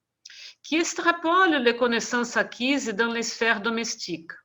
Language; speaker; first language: French; non-native, fluent; Portuguese